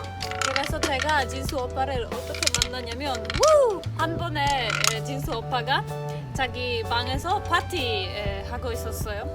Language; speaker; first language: Korean; non-native, fluent; Polish